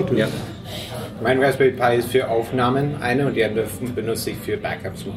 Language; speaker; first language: German; non-native, fluent; English